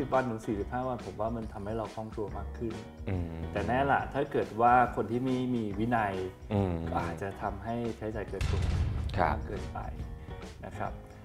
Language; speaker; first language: Thai; native; Thai